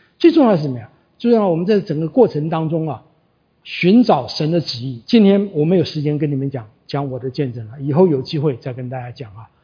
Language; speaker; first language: Chinese; native; Chinese